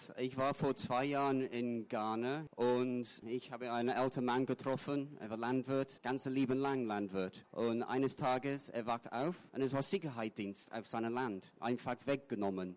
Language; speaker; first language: German; non-native, fluent; English